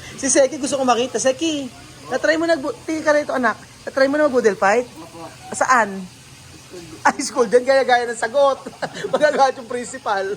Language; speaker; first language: Filipino; native; Filipino